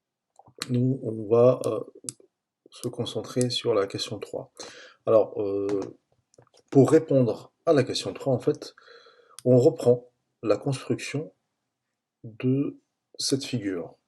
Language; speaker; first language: French; native; French